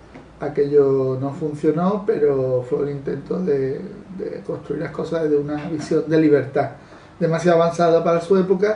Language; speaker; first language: Spanish; native; Spanish